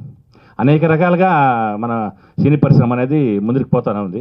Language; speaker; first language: Telugu; native; Telugu